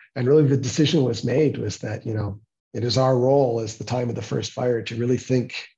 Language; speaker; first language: English; native; English